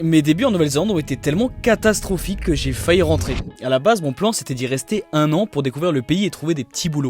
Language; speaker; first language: French; native; French